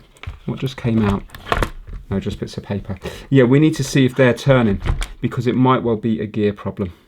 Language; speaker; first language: English; native; English